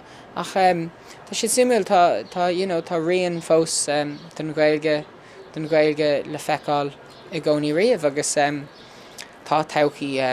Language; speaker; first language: Irish; early bilingual, heritage; English